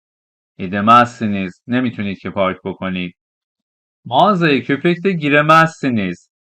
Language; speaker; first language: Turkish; non-native, fluent; Persian